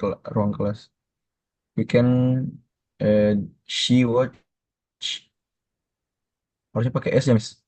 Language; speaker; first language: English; non-native, learner; Indonesian